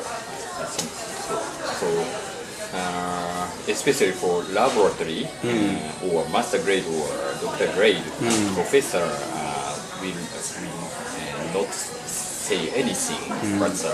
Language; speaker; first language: English; non-native, learner; Japanese